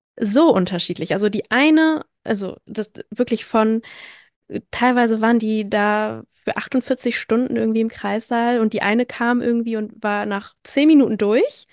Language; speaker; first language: German; early bilingual, other home language; French